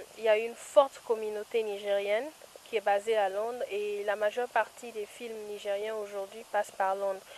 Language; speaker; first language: French; non-native, local second language; Fula